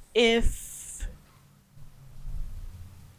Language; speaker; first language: English; native; English